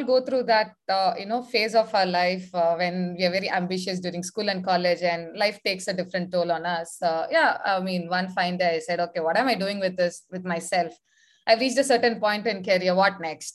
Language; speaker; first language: English; non-native, local second language; Tamil